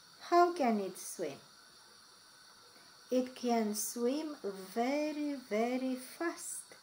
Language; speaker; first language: English; non-native, fluent; Romanian